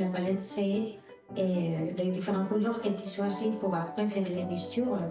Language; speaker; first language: French; non-native, fluent; Spanish